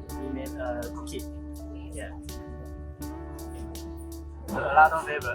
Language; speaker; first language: English; non-native, learner; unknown